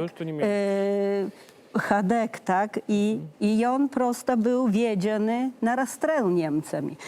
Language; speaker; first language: Polish; non-native, learner; Belarusian